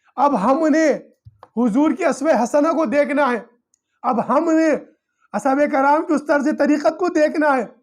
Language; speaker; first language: Urdu; non-native, local second language; Pashto